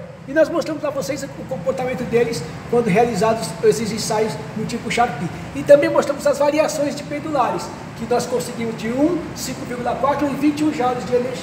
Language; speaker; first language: Portuguese; native; Portuguese